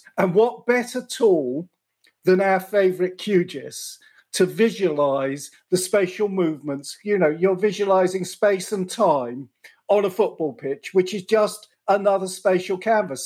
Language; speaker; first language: English; native; English